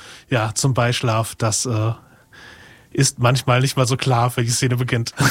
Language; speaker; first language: German; native; German